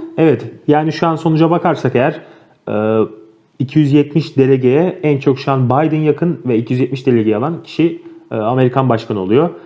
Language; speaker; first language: Turkish; native; Turkish